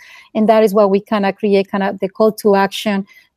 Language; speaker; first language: English; non-native, fluent; Spanish